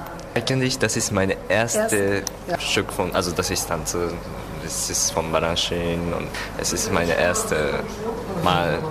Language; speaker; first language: German; non-native, learner; Japanese